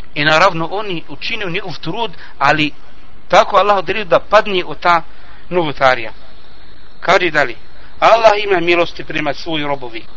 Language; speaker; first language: Bosnian; non-native, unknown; Arabic